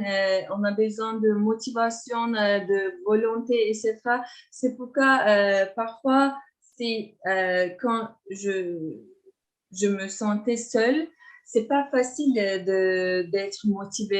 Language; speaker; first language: French; non-native, fluent; Turkish